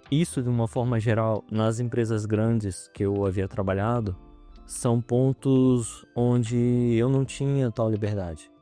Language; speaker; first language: Portuguese; native; Portuguese